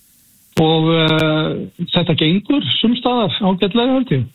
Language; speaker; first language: Icelandic; native; Icelandic